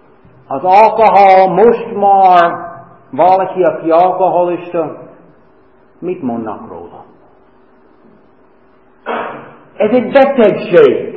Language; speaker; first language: Hungarian; non-native, fluent; English